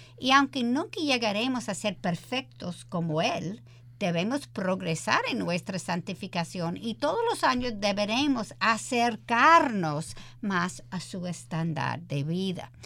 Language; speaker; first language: Spanish; early bilingual, heritage; English